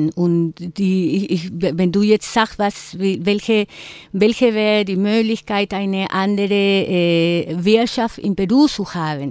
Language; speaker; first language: German; non-native, fluent; Spanish